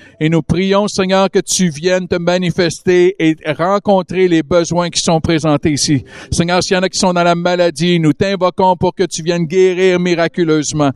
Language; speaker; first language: French; native; French